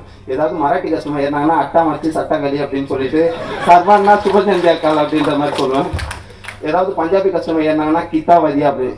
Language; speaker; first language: Tamil; native; Tamil